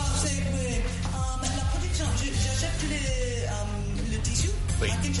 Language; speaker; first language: French; non-native, fluent; English